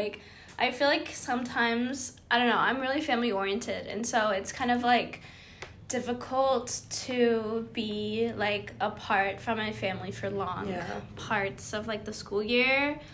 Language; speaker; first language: English; native; English